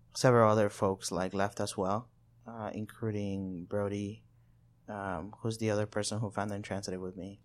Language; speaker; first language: English; non-native, fluent; Spanish